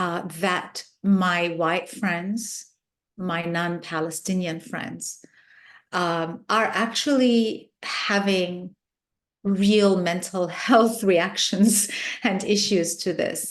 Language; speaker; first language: English; non-native, fluent; Arabic